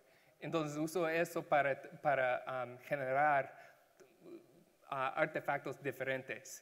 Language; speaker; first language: Spanish; non-native, learner; English